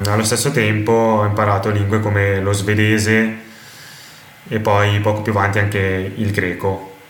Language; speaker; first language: Italian; native; Italian